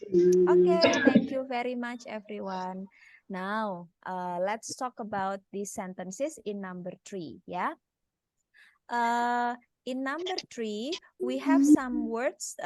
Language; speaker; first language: English; non-native, fluent; Indonesian